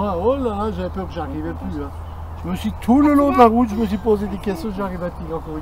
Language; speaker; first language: French; native; French